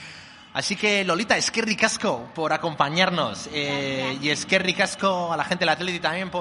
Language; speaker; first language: Spanish; native; Spanish